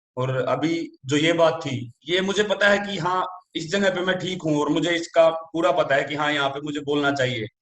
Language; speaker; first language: Hindi; native; Hindi